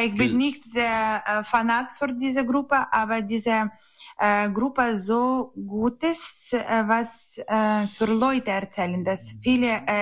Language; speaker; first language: German; non-native, learner; Ukrainian